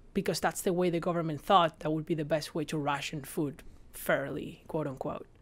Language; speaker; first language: English; non-native, fluent; Spanish